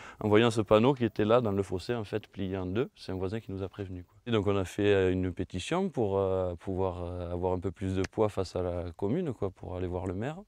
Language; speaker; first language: French; native; French